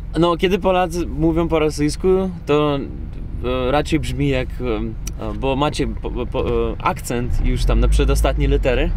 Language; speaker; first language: Polish; non-native, fluent; Russian